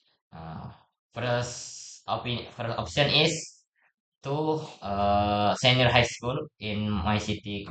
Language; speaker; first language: English; non-native, learner; Indonesian